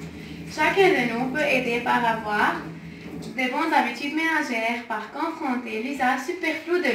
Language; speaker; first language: French; non-native, learner; Arabic